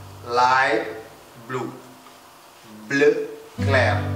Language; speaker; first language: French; non-native, fluent; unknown